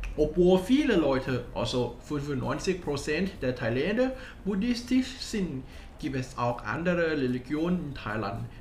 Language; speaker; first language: German; non-native, learner; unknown